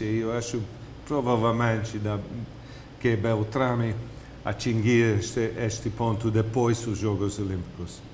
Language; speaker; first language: Portuguese; non-native, fluent; English